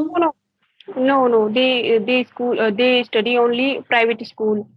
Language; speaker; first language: English; non-native, learner; Hindi